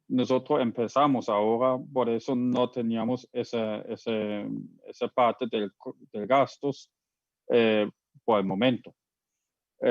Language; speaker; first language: Spanish; non-native, fluent; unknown